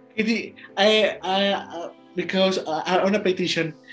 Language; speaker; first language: English; non-native, learner; Spanish